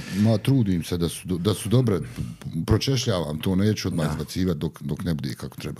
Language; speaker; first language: Croatian; native; Croatian